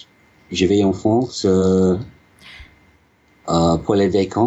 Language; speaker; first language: French; non-native, learner; English